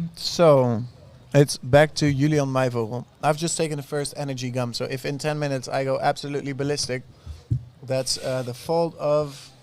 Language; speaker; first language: English; non-native, fluent; Dutch